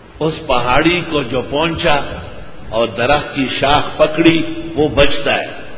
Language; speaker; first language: Urdu; non-native, local second language; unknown